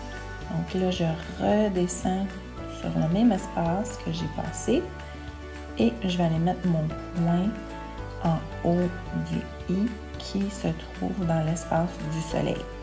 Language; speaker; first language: French; native; French